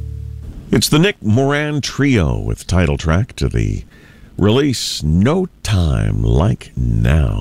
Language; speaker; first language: English; native; English